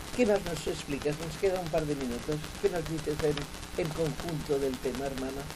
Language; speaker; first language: Spanish; non-native, local second language; Catalan